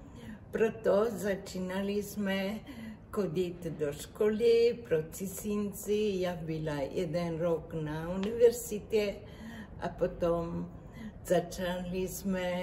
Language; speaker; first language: Czech; non-native, learner; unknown